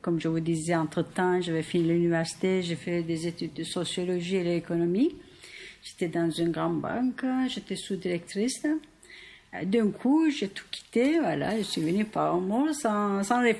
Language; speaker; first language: French; non-native, fluent; Turkish